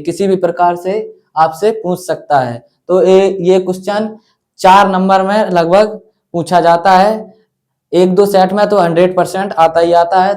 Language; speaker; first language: Hindi; native; Hindi